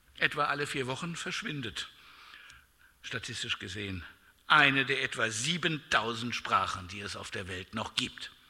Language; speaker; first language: German; native; German